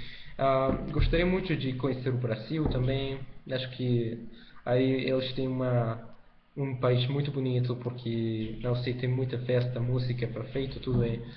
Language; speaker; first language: Portuguese; non-native, learner; Spanish